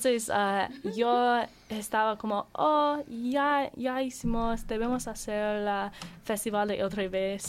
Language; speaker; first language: Spanish; non-native, learner; English